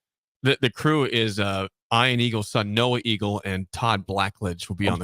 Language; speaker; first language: English; native; English